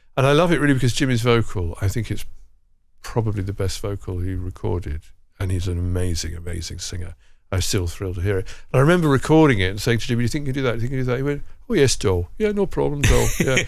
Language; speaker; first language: English; native; English